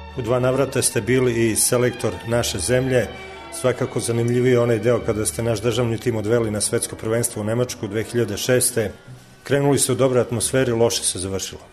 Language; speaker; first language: Serbian; native; Serbian